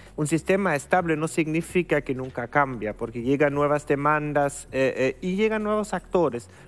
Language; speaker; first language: Spanish; non-native, fluent; German